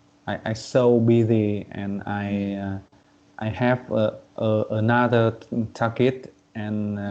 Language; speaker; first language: English; non-native, learner; Vietnamese